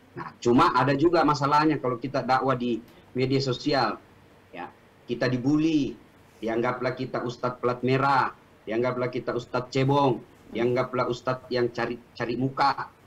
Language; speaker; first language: Indonesian; non-native, local second language; Buginese